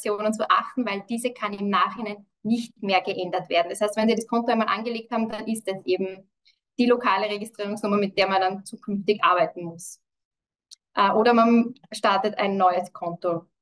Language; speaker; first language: German; native; German